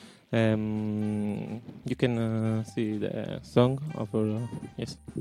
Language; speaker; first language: English; non-native, learner; Italian